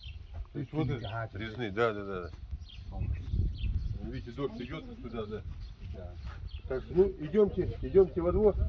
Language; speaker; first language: Russian; native; Russian